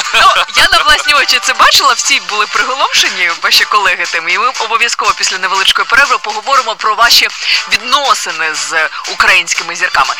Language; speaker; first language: Ukrainian; native; Ukrainian